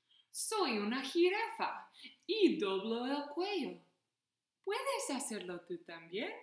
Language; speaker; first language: Spanish; non-native, fluent; English